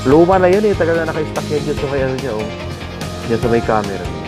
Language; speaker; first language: Filipino; native; Filipino